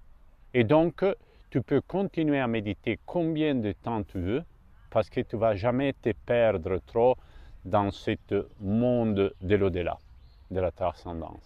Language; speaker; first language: French; non-native, fluent; Italian